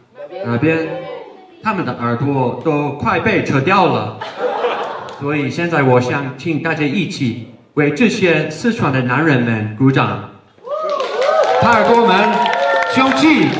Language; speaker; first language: Chinese; non-native, learner; English